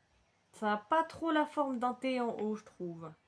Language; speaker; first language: French; native; French